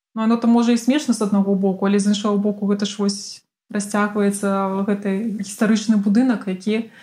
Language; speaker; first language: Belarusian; non-native, local second language; Russian